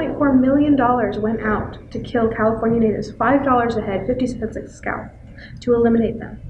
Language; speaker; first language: English; native; English